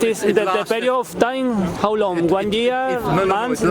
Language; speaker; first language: English; non-native, learner; Spanish